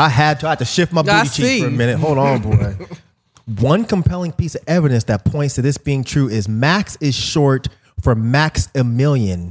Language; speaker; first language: English; native; English